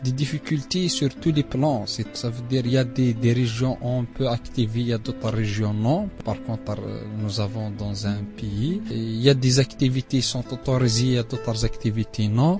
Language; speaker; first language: French; non-native, local second language; Arabic